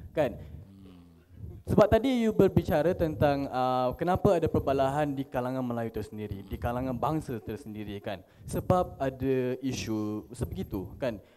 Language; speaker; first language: Malay; native; Malay